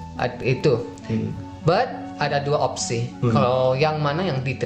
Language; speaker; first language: Indonesian; non-native, fluent; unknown